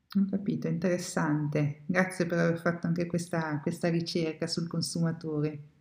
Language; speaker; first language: Italian; native; Italian